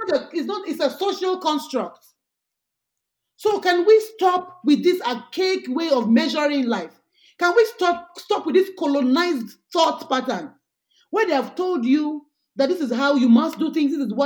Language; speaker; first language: English; non-native, local second language; Yoruba